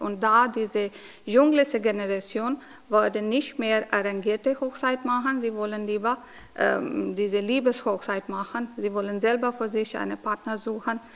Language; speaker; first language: German; non-native, learner; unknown